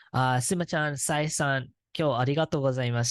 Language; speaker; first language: Japanese; non-native, fluent; English